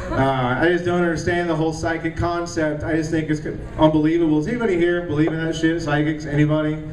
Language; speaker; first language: English; native; English